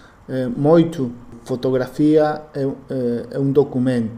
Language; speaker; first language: Portuguese; non-native, learner; Spanish